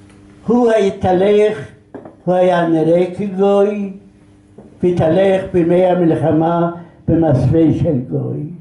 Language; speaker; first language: Hebrew; non-native, fluent; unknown